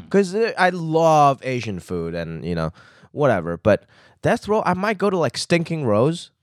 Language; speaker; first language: English; non-native, local second language; Cantonese